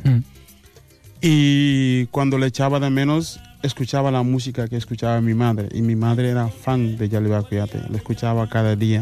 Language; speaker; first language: Spanish; non-native, fluent; Mandingo